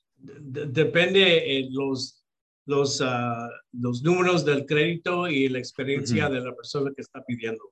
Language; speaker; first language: Spanish; early bilingual, heritage; Spanish